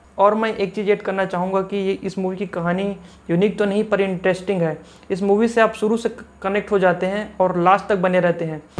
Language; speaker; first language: Hindi; native; Hindi